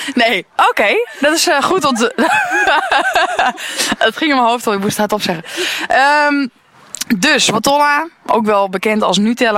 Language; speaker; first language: Dutch; native; Dutch